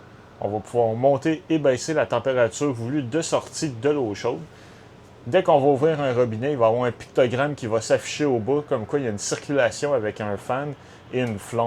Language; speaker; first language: French; native; French